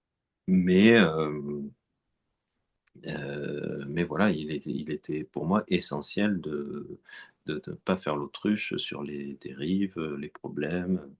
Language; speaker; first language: French; native; French